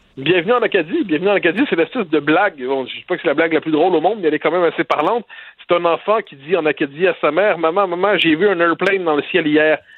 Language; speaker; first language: French; native; French